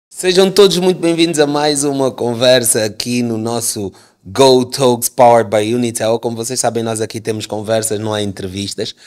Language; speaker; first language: Portuguese; native; Portuguese